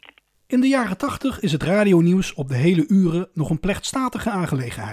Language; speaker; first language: Dutch; native; Dutch